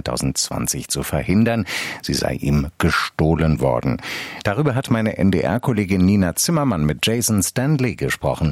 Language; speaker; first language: German; native; German